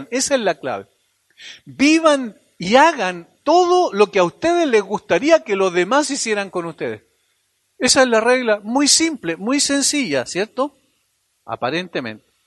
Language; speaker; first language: Spanish; native; Spanish